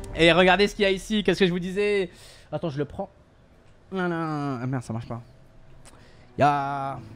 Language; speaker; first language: French; non-native, local second language; Arabic